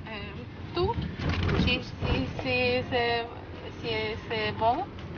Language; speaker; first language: French; non-native, learner; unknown